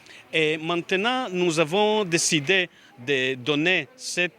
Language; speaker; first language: French; non-native, learner; Hebrew